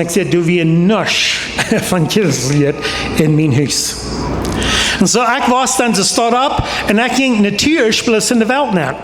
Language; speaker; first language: German; non-native, learner; Plautdietsch